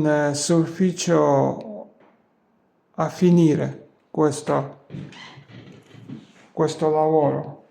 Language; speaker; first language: Italian; non-native, learner; Georgian